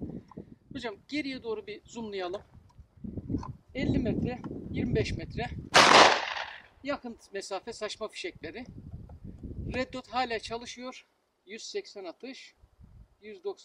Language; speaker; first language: Turkish; native; Turkish